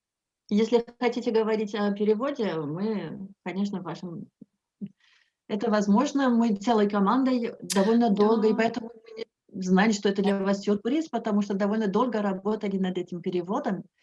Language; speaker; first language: Russian; non-native, fluent; French